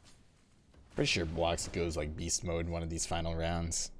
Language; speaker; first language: English; native; English